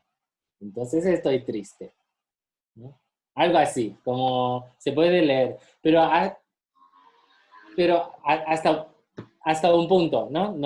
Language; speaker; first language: Spanish; non-native, fluent; Chinese